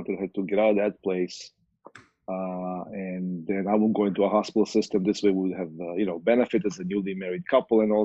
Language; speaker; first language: English; non-native, fluent; Hebrew